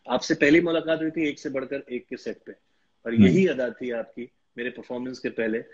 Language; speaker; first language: Hindi; native; Hindi